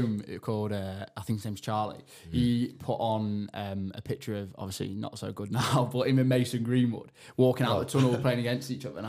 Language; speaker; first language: English; native; English